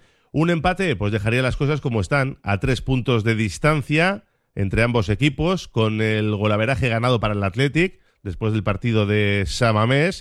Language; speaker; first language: Spanish; native; Spanish